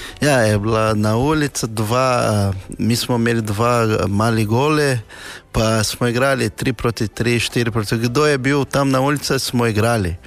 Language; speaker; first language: Slovenian; non-native, fluent; Portuguese